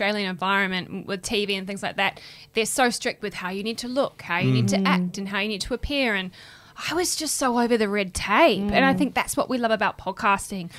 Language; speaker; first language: English; native; English